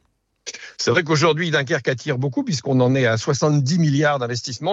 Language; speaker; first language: French; native; French